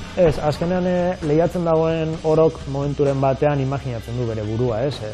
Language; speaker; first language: Basque; non-native, local second language; Spanish